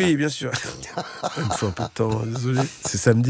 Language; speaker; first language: French; native; French